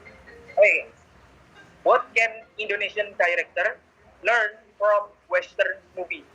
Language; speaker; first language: English; non-native, learner; Indonesian